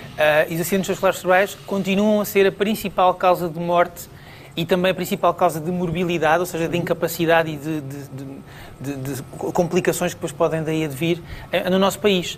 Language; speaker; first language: Portuguese; native; Portuguese